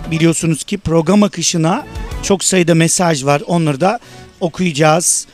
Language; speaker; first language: Turkish; native; Turkish